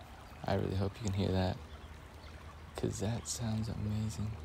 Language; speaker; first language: English; native; English